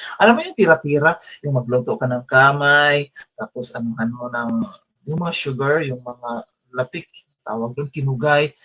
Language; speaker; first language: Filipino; non-native, local second language; Cebuano